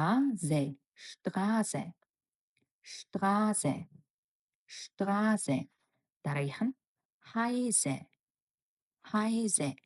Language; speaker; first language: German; non-native, fluent; Mongolian